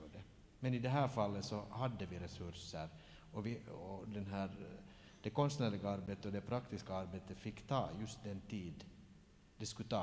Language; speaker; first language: Swedish; native; Swedish